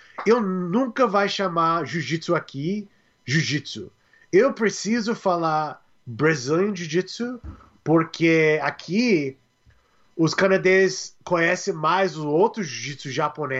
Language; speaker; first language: Portuguese; non-native, learner; English